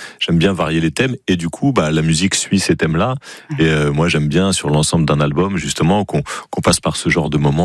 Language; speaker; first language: French; native; French